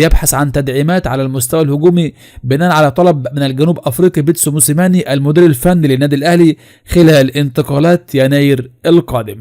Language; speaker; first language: Arabic; native; Arabic